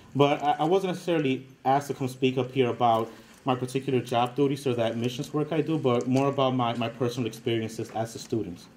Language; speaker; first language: English; early bilingual, other home language; Spanish